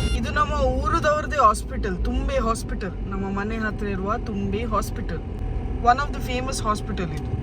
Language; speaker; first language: Kannada; native; Kannada